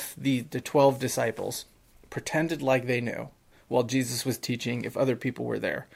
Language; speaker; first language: English; native; English